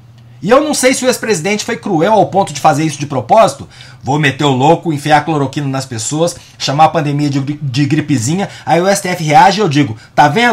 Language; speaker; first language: Portuguese; native; Portuguese